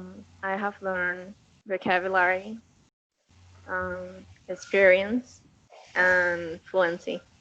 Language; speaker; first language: English; non-native, fluent; Spanish